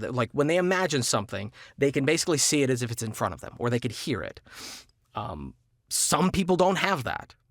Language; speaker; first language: English; native; English